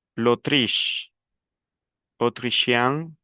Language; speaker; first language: French; non-native, fluent; Spanish